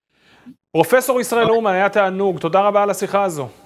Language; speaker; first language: Hebrew; native; Hebrew